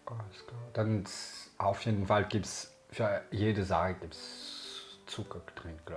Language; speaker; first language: German; non-native, learner; Malagasy